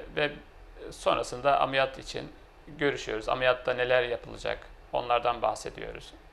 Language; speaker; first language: Turkish; native; Turkish